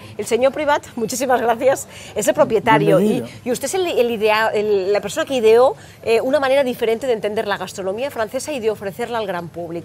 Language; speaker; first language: Spanish; native; Spanish